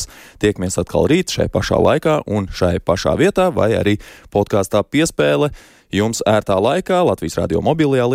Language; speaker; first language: Latvian; native; Latvian